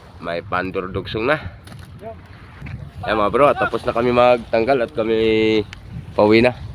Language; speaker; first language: Filipino; non-native, local second language; Bikol